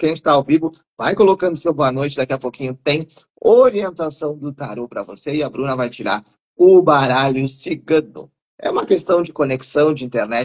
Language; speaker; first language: Portuguese; native; Portuguese